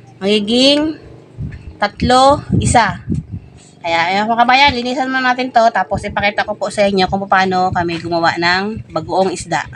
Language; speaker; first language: Filipino; native; Filipino